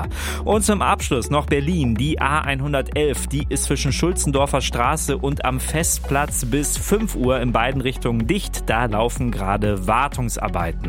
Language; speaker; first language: German; native; German